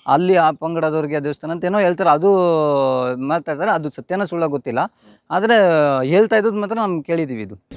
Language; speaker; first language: Kannada; native; Kannada